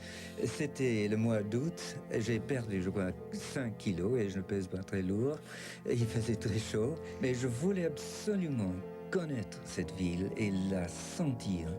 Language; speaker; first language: French; non-native, fluent; English